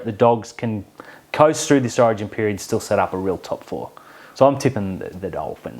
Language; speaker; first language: English; native; English